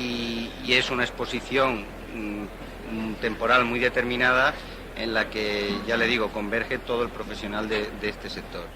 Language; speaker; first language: Spanish; native; Spanish